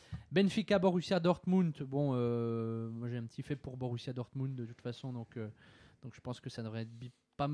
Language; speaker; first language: French; native; French